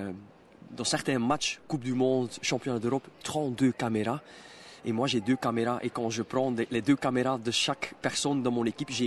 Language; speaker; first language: French; non-native, local second language; Dutch